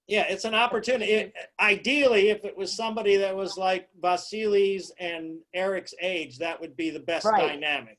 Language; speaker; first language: English; native; English